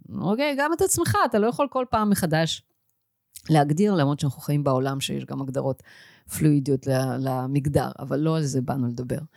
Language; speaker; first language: Hebrew; native; Hebrew